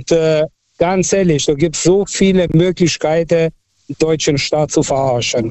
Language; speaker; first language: German; early bilingual, other home language; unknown